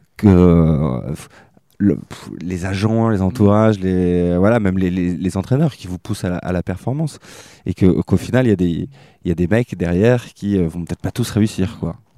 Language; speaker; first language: French; native; French